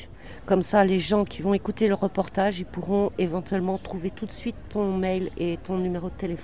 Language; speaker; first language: French; native; French